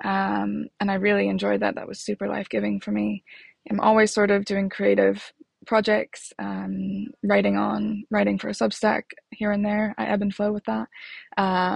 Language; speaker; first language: English; native; English